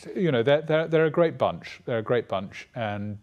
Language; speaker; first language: English; native; English